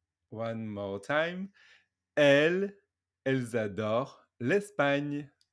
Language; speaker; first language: French; native; French